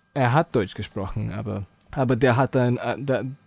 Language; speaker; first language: German; early bilingual, other home language; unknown